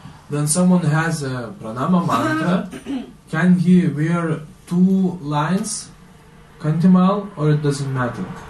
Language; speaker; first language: English; non-native, fluent; Lithuanian